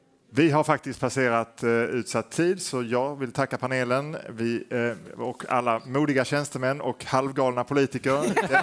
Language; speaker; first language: Swedish; native; Swedish